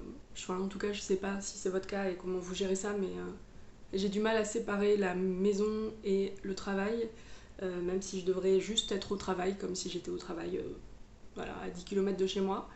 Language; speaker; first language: French; native; French